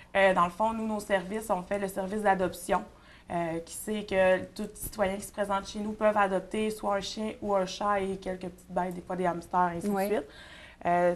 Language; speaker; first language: French; native; French